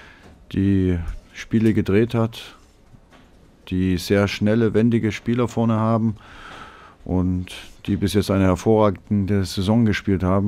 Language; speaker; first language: German; native; German